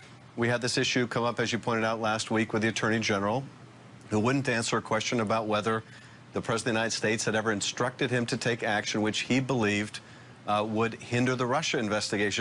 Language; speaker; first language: English; native; English